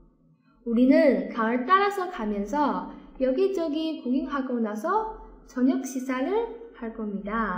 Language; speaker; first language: Korean; non-native, fluent; Chinese